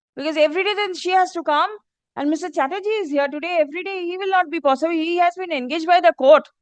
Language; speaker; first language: English; non-native, local second language; Bangla